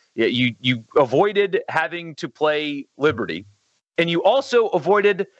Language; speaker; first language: English; native; English